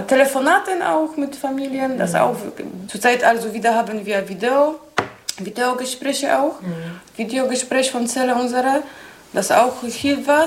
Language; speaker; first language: German; non-native, learner; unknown